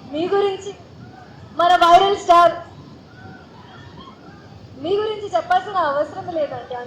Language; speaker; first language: Telugu; non-native, local second language; Hindi